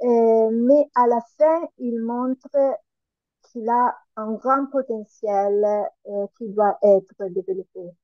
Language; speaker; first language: French; non-native, learner; Italian